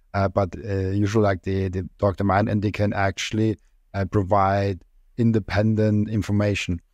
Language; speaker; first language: English; non-native, fluent; German